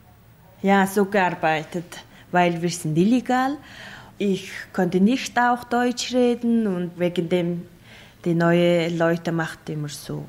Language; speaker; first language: German; non-native, learner; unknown